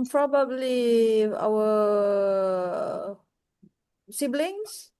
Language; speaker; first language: English; non-native, local second language; Malay